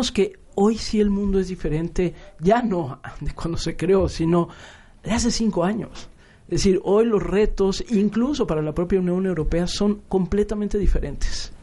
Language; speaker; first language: Spanish; native; Spanish